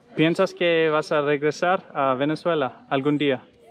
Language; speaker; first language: Spanish; non-native, learner; English